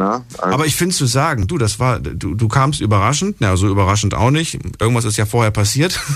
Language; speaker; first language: German; native; German